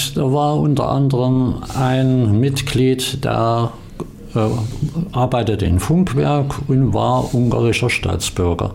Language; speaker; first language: German; native; German